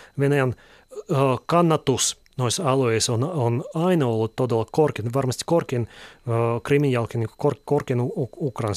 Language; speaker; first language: Finnish; non-native, fluent; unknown